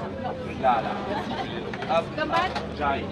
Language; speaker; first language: French; native; French